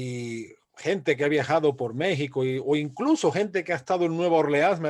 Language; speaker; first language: Spanish; native; Spanish